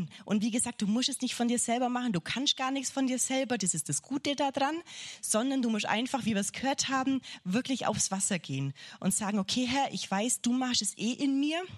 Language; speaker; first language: German; native; German